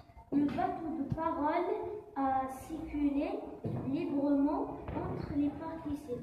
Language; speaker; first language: French; non-native, learner; Kabyle